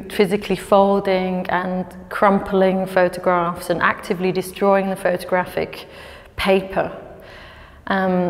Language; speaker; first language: English; native; English